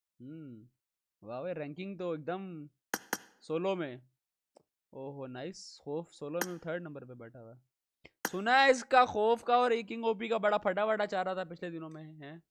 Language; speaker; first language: Urdu; native; Urdu